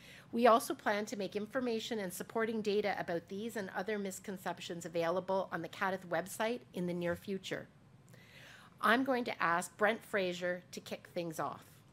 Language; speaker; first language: English; native; English